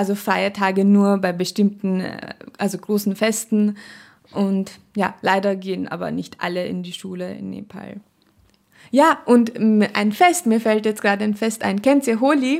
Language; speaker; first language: German; non-native, fluent; Nepali